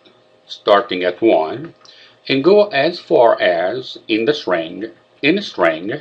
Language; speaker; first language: English; non-native, fluent; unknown